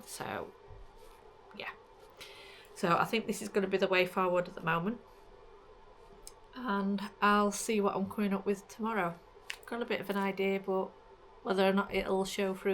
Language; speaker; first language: English; native; English